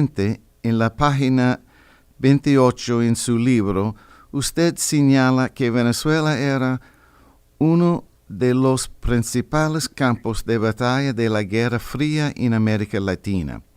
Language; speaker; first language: Spanish; non-native, fluent; English